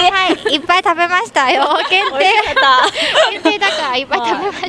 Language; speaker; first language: Japanese; non-native, learner; Chinese